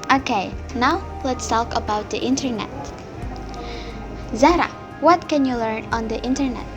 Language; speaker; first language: English; non-native, learner; Indonesian